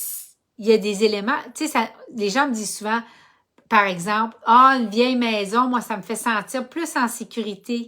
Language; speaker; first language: French; native; French